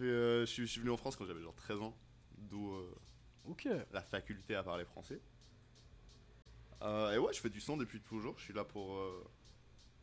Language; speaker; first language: French; non-native, fluent; English